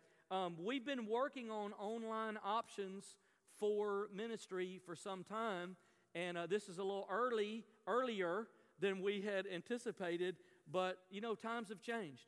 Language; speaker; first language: English; native; English